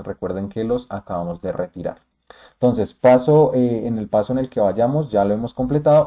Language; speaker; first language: Spanish; native; Spanish